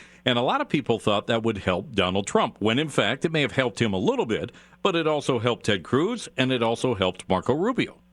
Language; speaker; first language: English; native; English